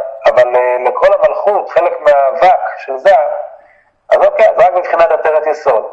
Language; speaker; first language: Hebrew; native; Hebrew